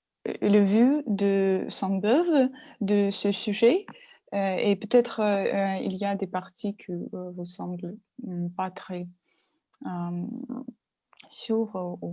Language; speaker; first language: French; non-native, learner; Russian